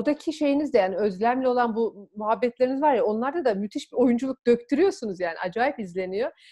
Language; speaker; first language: Turkish; native; Turkish